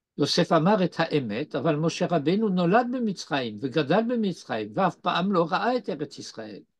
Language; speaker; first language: Hebrew; non-native, fluent; French